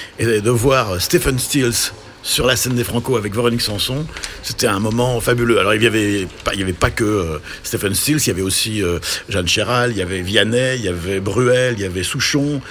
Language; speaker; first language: French; native; French